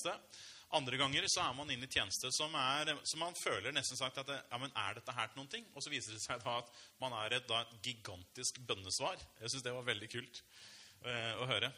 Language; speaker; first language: Norwegian; native; Norwegian